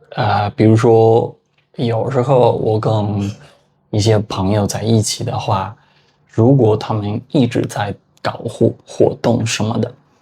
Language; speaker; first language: Chinese; non-native, fluent; Spanish